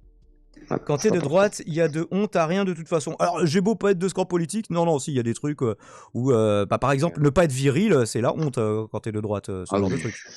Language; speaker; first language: French; native; French